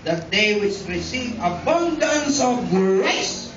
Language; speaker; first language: English; non-native, local second language; Filipino